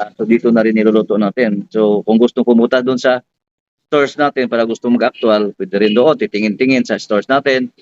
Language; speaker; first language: Filipino; native; Filipino